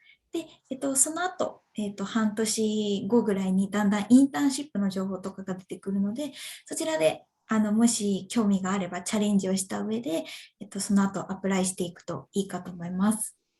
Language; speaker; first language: Japanese; native; Japanese